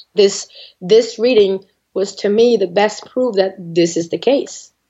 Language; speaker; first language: English; non-native, fluent; French